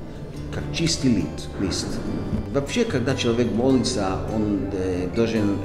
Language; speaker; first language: Russian; non-native, fluent; Hebrew